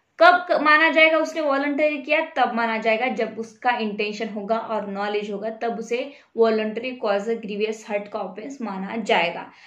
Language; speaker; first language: Hindi; non-native, local second language; Marathi